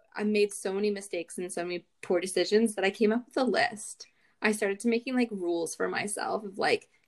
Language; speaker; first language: English; native; English